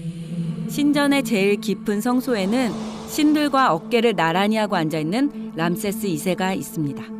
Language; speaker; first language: Korean; native; Korean